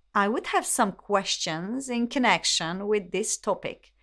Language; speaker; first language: English; non-native, fluent; Hungarian